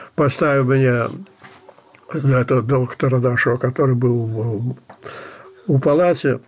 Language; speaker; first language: Russian; non-native, local second language; Belarusian